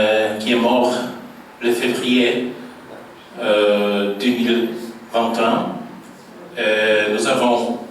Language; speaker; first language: French; non-native, fluent; Polish